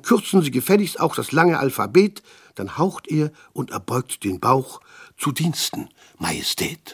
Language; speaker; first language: German; native; German